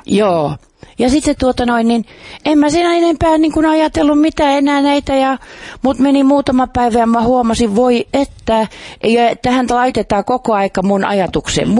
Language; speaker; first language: Finnish; non-native, fluent; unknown